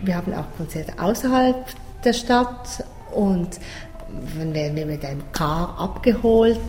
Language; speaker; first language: German; native; German